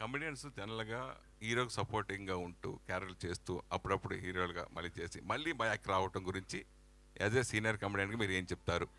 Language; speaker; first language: Telugu; native; Telugu